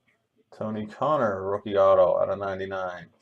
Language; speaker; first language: English; native; English